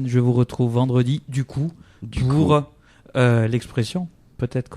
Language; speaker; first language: French; native; French